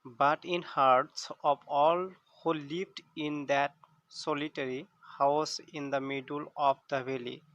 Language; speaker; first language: English; non-native, local second language; Assamese